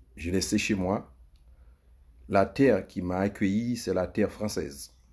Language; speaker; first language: French; native; French